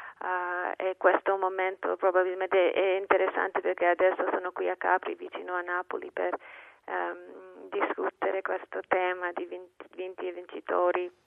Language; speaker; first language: Italian; non-native, fluent; English